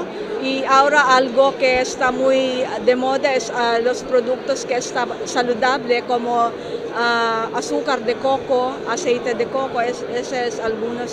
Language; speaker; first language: Spanish; non-native, fluent; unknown